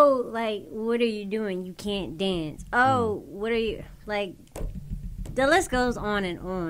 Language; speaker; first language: English; native; English